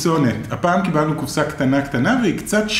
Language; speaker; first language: Hebrew; native; Hebrew